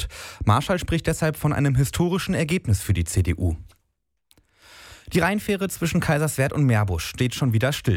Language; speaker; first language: German; native; German